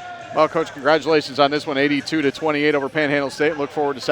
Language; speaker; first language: English; native; English